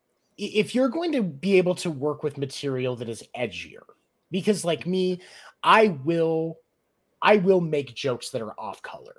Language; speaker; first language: English; native; English